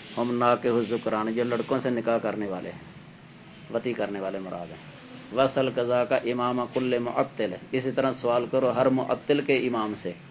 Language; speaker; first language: Urdu; non-native, local second language; Punjabi